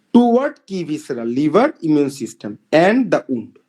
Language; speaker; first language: English; non-native, local second language; Bangla